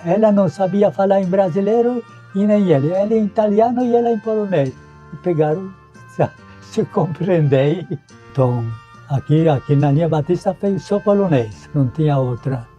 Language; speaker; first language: Portuguese; non-native, local second language; Polish